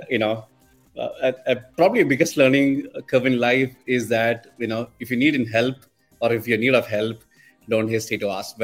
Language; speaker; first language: English; non-native, local second language; Malayalam